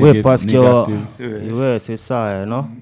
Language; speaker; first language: French; non-native, learner; English